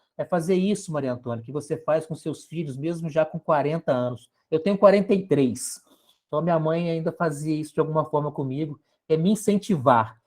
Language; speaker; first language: Portuguese; native; Portuguese